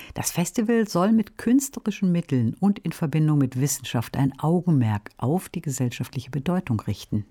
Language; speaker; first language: German; native; German